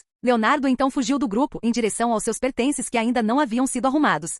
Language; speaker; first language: Portuguese; native; Portuguese